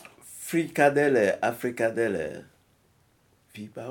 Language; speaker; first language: German; non-native, learner; French